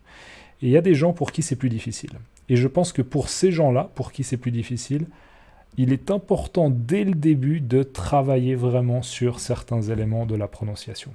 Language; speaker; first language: French; native; French